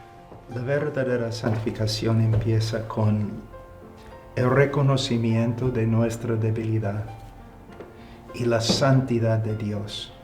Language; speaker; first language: Spanish; non-native, fluent; English